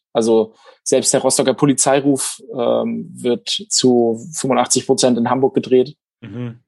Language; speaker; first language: German; native; German